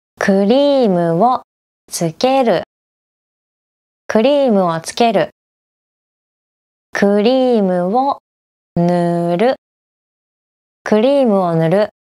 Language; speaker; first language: Japanese; native; Japanese